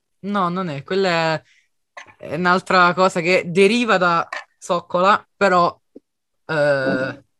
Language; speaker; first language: Italian; native; Italian